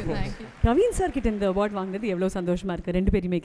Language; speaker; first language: Tamil; native; Tamil